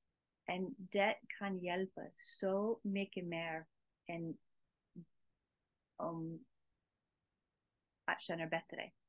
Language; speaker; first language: Swedish; non-native, learner; English